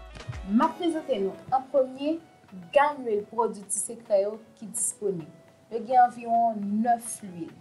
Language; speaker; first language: Haitian Creole; native; Haitian Creole